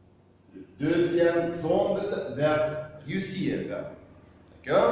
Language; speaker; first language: French; non-native, fluent; Arabic